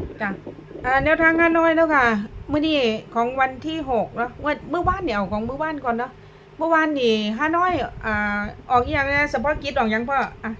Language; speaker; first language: Thai; non-native, local second language; Lao